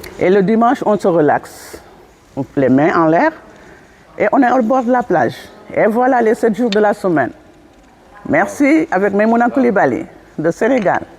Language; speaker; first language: French; non-native, local second language; Wolof